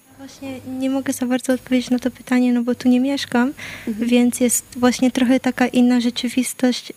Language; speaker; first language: Polish; early bilingual, heritage; Polish